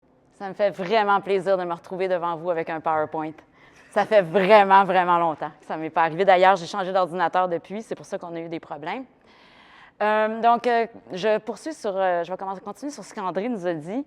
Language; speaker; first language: French; native; French